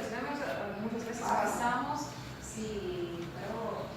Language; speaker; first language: Spanish; non-native, learner; Russian